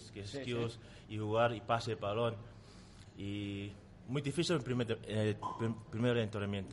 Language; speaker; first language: Spanish; non-native, learner; Tongan